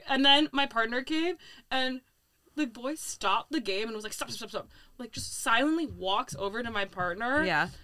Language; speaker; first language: English; native; English